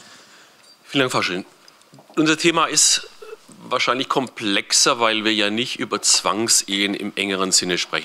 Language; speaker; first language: German; native; German